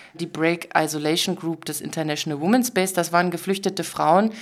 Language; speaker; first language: German; native; German